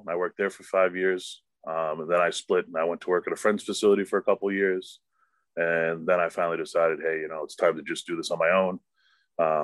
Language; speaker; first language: English; native; English